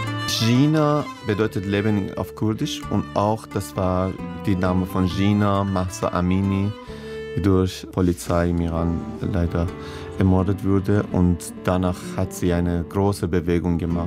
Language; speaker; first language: German; non-native, fluent; Persian